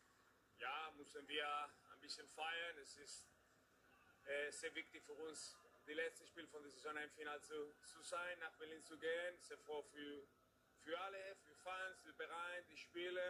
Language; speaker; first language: German; non-native, fluent; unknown